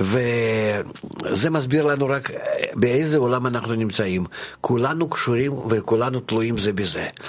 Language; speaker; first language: Hebrew; non-native, fluent; Russian